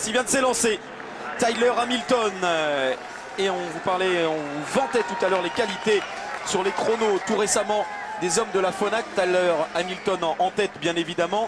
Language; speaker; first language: French; native; French